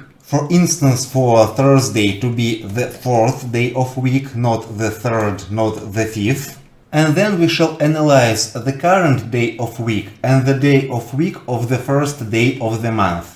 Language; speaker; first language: English; non-native, fluent; Russian